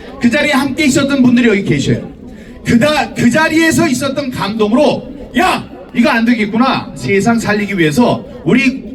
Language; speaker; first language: Korean; native; Korean